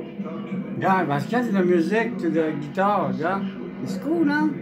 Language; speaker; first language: English; non-native, learner; French